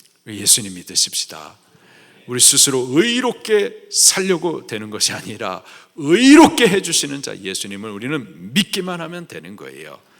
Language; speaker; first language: Korean; native; Korean